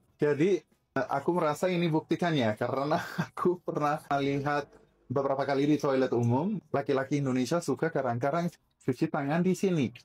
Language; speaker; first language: Indonesian; non-native, fluent; Swedish